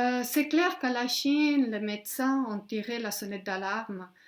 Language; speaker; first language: French; non-native, fluent; Spanish